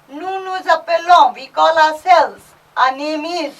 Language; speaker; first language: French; non-native, fluent; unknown